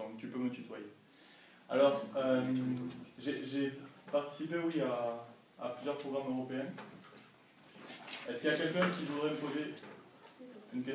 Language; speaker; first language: French; native; French